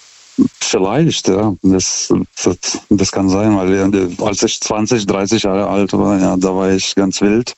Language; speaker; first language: German; non-native, fluent; Lithuanian